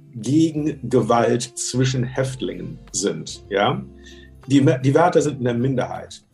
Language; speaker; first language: German; native; German